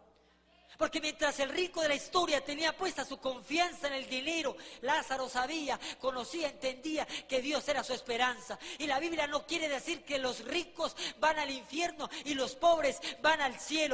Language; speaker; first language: Spanish; native; Spanish